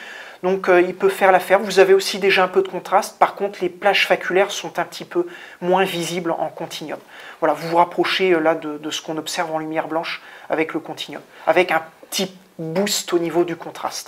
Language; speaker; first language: French; native; French